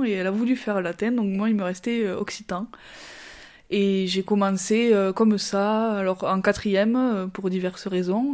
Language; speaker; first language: French; native; French